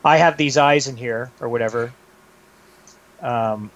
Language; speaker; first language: English; native; English